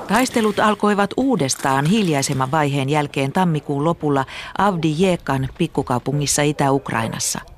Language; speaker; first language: Finnish; native; Finnish